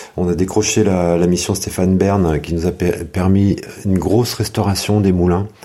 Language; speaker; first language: French; native; French